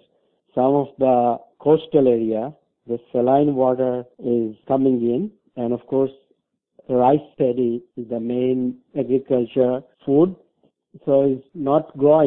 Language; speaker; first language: English; non-native, local second language; Bangla